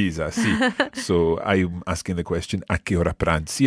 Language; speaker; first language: Italian; non-native, fluent; English